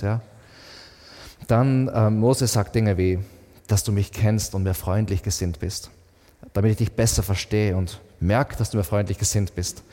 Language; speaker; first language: German; native; German